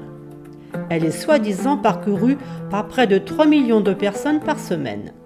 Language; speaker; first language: French; native; French